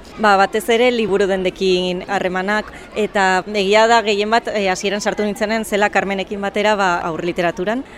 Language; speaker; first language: Basque; native; Basque